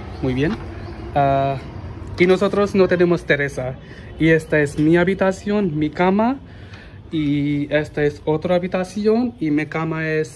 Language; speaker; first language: Spanish; non-native, learner; Hindi